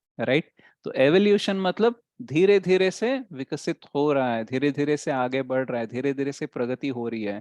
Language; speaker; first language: Hindi; native; Hindi